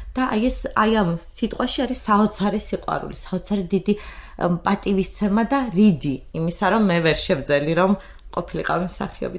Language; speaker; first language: Georgian; native; Georgian